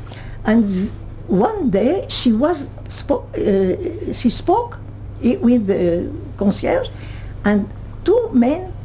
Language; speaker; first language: English; non-native, learner; French